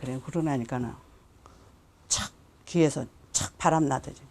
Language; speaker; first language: Korean; native; Korean